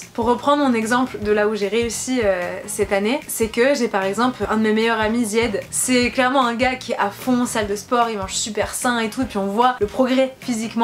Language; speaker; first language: French; native; French